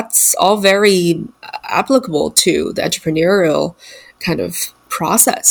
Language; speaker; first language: English; non-native, fluent; Chinese